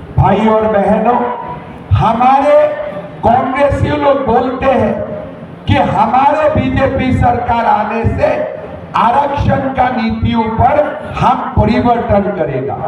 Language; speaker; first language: Hindi; non-native, local second language; Assamese